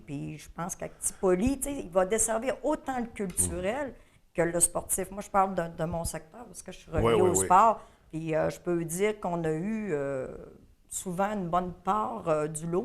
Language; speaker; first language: French; native; French